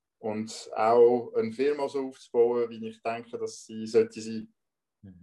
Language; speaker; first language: German; non-native, local second language; French